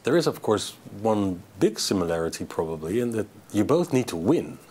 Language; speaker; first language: English; non-native, fluent; Dutch